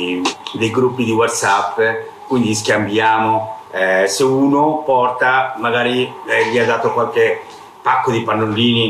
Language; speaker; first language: Italian; non-native, fluent; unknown